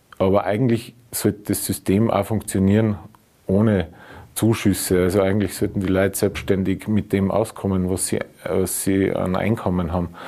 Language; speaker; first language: German; native; German